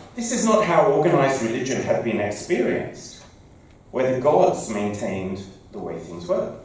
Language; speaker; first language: English; native; English